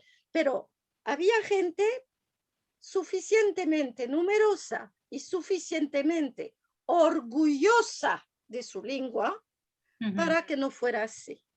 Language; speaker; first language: Spanish; non-native, fluent; French